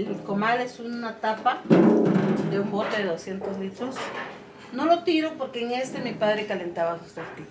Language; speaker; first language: Spanish; native; Spanish